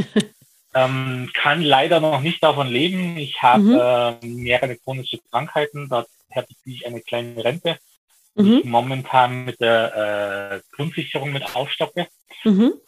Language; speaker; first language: German; native; German